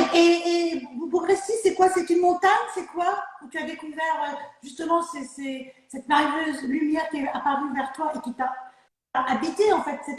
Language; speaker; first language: French; native; French